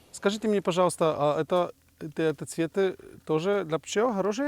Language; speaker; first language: Russian; non-native, learner; Polish